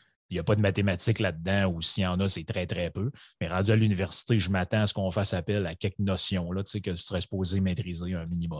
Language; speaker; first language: French; native; French